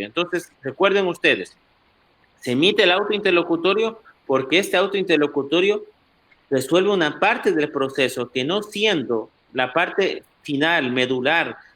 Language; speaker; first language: Spanish; native; Spanish